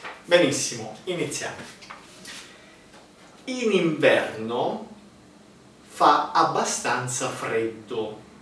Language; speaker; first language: Italian; native; Italian